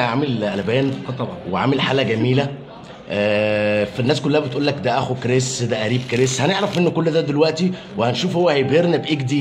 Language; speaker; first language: Arabic; native; Arabic